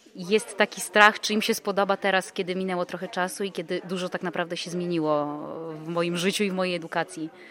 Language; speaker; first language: Polish; native; Polish